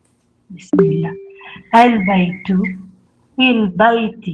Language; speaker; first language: Arabic; non-native, learner; Filipino